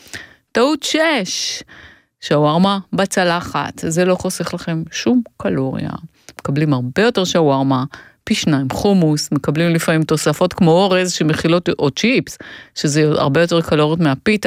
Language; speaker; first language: Hebrew; native; Hebrew